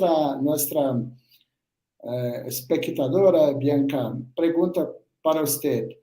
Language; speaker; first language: Spanish; non-native, learner; Portuguese